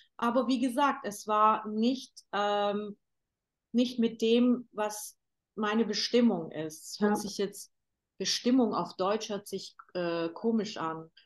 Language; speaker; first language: German; native; German